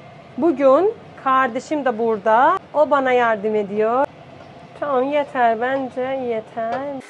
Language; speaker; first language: Turkish; non-native, fluent; Persian